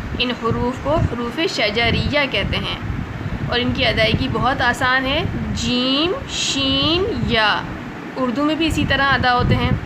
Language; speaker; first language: Urdu; native; Urdu